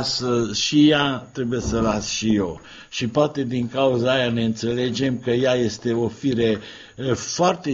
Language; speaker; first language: Romanian; non-native, local second language; Hungarian